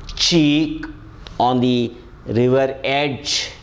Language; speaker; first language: English; non-native, local second language; Kannada